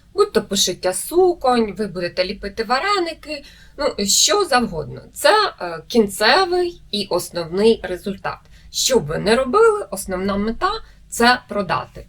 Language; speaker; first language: Ukrainian; native; Ukrainian